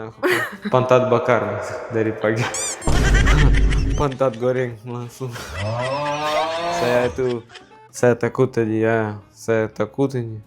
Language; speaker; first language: Indonesian; non-native, learner; Russian